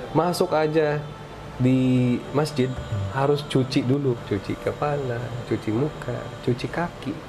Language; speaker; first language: Indonesian; non-native, fluent; Filipino